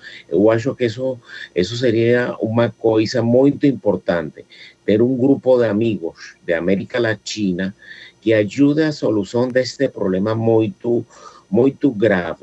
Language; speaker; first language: Portuguese; non-native, fluent; Spanish